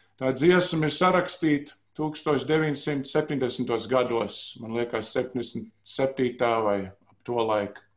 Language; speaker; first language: Latvian; early bilingual, heritage; Latvian